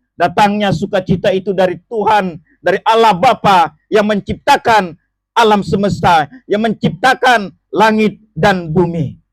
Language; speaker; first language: Indonesian; non-native, local second language; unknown